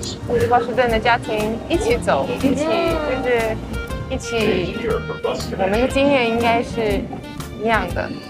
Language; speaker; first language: Chinese; early bilingual, heritage; Chinese